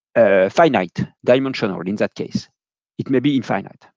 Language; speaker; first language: English; non-native, fluent; French